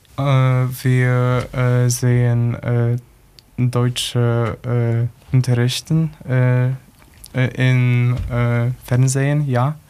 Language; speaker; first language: German; non-native, learner; Polish